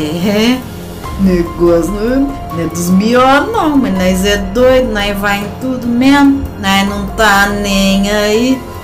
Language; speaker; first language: Portuguese; native; Portuguese